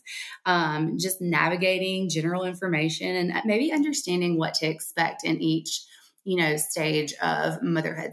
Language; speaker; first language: English; native; English